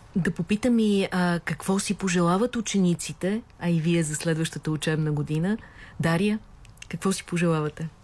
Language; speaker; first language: Bulgarian; native; Bulgarian